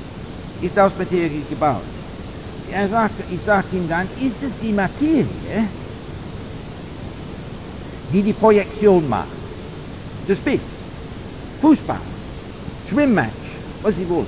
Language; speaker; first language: German; non-native, fluent; English